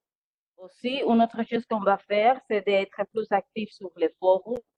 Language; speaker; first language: French; non-native, fluent; Spanish